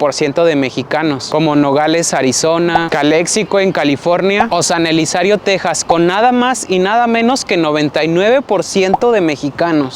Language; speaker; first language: Spanish; native; Spanish